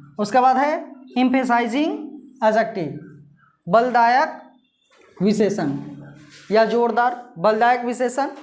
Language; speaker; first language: Hindi; native; Hindi